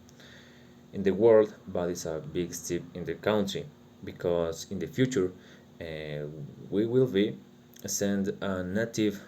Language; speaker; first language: English; non-native, learner; Spanish